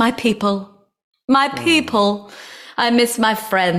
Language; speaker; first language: English; native; English